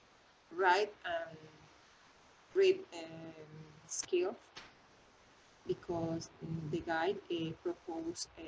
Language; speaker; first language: English; non-native, learner; Spanish